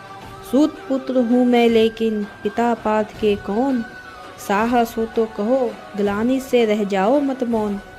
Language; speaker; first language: Hindi; native; Hindi